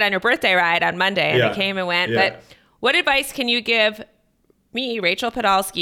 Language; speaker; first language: English; native; English